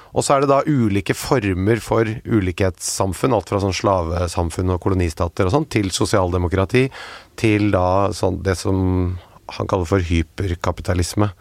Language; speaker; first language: Norwegian; native; Norwegian